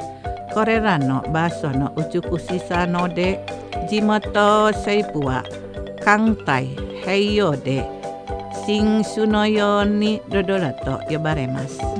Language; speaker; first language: Japanese; non-native, fluent; Indonesian